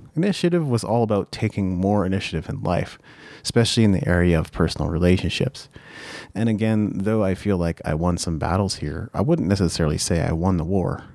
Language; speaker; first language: English; early bilingual, other home language; Japanese